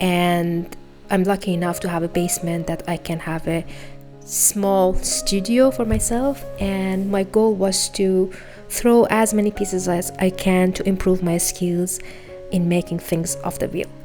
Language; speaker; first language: English; non-native, fluent; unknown